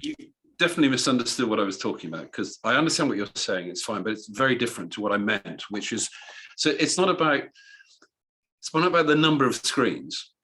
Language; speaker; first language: English; native; English